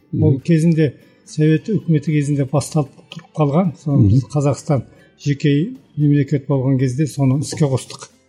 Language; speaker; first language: Kazakh; early bilingual, heritage; Kazakh